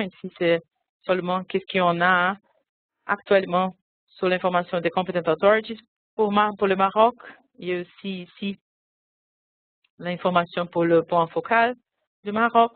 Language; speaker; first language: French; non-native, fluent; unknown